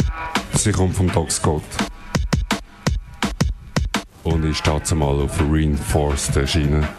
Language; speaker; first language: German; native; German